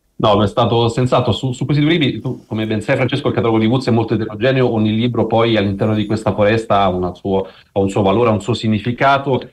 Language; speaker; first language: Italian; native; Italian